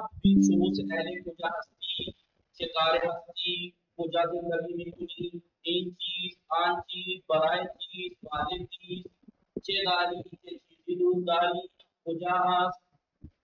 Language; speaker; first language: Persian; non-native, fluent; Urdu